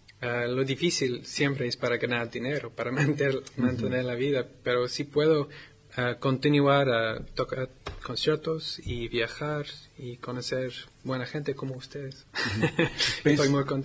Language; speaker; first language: Spanish; non-native, learner; English